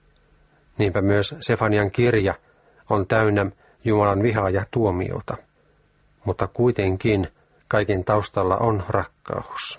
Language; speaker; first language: Finnish; native; Finnish